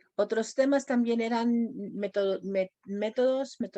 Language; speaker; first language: Spanish; non-native, fluent; English